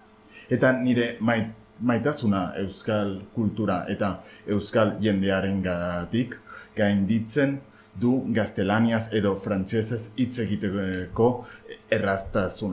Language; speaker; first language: Basque; non-native, learner; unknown